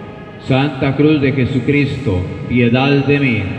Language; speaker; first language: Spanish; native; Spanish